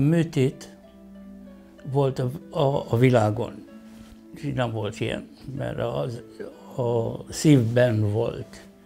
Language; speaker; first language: Hungarian; non-native, fluent; Arabic